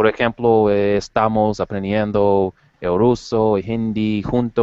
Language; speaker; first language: Spanish; non-native, learner; English